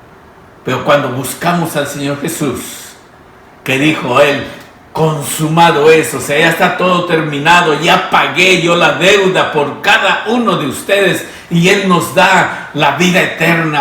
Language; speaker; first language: Spanish; native; Spanish